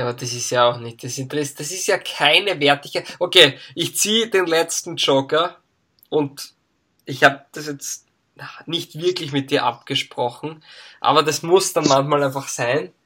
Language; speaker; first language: German; native; German